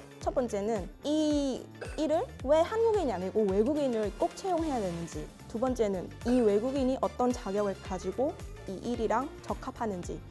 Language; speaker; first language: Korean; non-native, fluent; Vietnamese